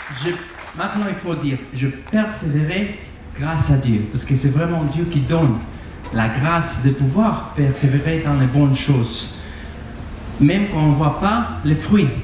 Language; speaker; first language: French; non-native, fluent; Spanish